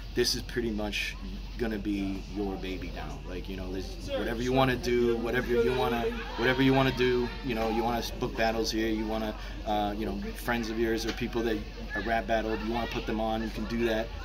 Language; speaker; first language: English; native; English